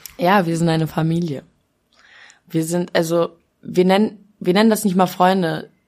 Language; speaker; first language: German; early bilingual, other home language; Albanian